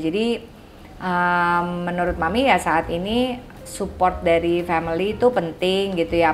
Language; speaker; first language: Indonesian; native; Indonesian